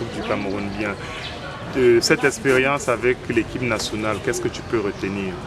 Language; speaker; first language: French; native; French